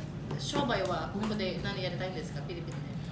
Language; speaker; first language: Japanese; non-native, learner; Filipino